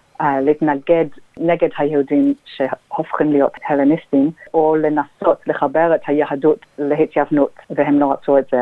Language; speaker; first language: Hebrew; non-native, fluent; English